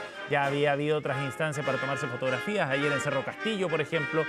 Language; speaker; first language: Spanish; native; Spanish